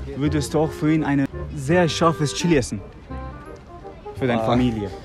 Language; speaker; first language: German; non-native, learner; Persian